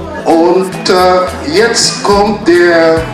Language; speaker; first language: German; non-native, fluent; French